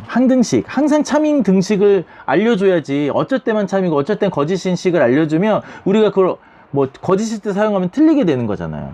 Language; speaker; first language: Korean; native; Korean